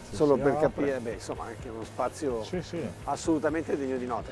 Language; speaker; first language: Italian; native; Italian